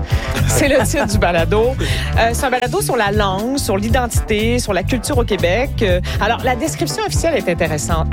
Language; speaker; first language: French; native; French